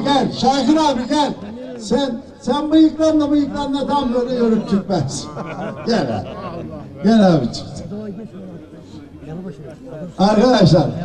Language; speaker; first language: Turkish; native; Turkish